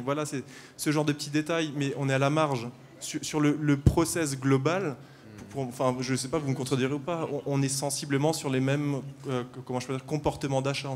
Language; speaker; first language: French; native; French